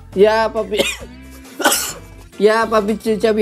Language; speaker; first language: Russian; non-native, learner; Indonesian